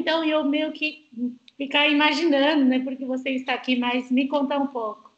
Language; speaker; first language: Portuguese; non-native, fluent; Chinese